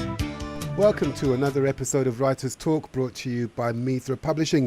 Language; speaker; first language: English; native; English